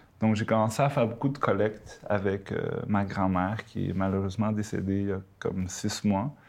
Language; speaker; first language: French; early bilingual, other home language; Spanish